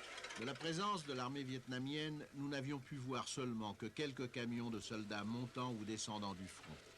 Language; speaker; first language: French; native; French